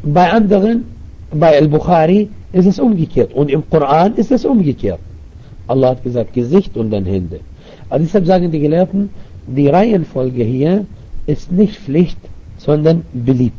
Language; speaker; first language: German; non-native, fluent; Arabic